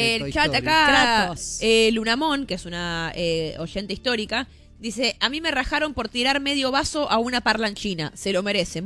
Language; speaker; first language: Spanish; native; Spanish